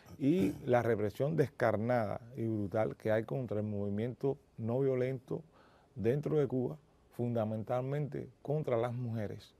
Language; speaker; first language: Spanish; native; Spanish